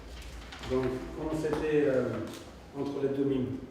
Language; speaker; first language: French; non-native, fluent; Serbian